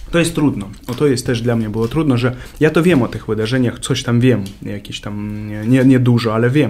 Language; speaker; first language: Polish; non-native, learner; Ukrainian